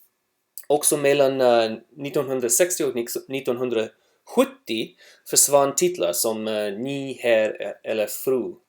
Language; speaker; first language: Swedish; non-native, learner; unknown